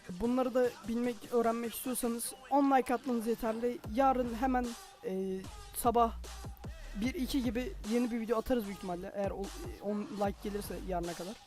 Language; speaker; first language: Turkish; native; Turkish